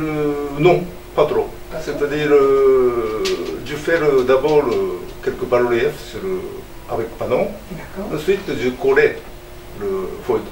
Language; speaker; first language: French; non-native, learner; Japanese